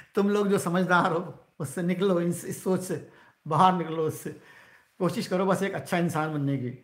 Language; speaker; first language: Hindi; native; Hindi